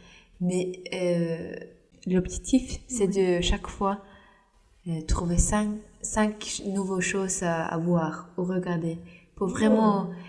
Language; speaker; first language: French; non-native, fluent; Norwegian